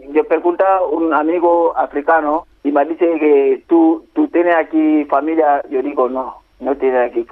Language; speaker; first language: Spanish; non-native, learner; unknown